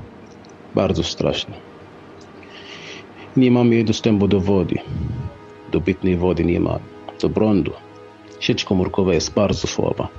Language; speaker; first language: Polish; non-native, fluent; Arabic